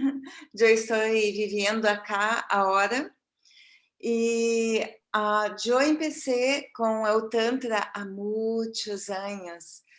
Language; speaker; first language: Spanish; non-native, fluent; Portuguese